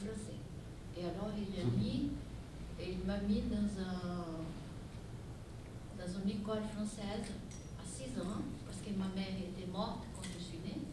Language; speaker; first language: French; non-native, fluent; Portuguese